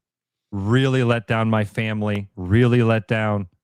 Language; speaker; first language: English; native; English